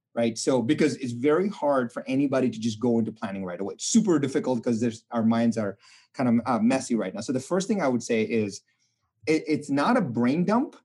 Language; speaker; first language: English; non-native, local second language; Tamil